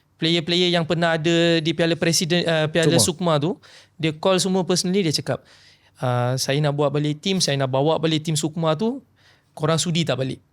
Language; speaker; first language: Malay; non-native, local second language; Tamil